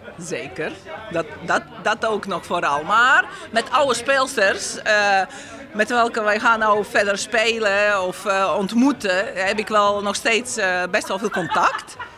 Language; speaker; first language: Dutch; non-native, fluent; Latvian